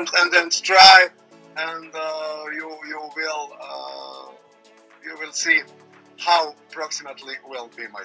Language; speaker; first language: English; non-native, learner; Croatian